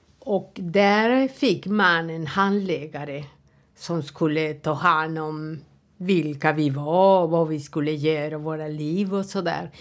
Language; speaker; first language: Swedish; non-native, fluent; Spanish